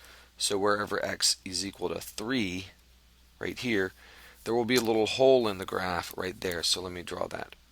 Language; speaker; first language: English; native; English